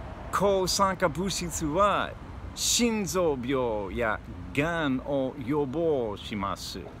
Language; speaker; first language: Japanese; non-native, learner; English